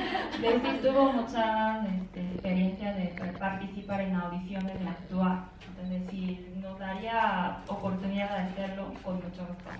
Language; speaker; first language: Spanish; non-native, learner; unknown